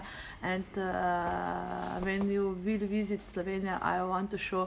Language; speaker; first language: English; non-native, learner; Slovenian